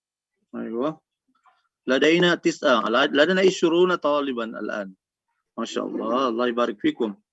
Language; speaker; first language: Arabic; non-native, fluent; Indonesian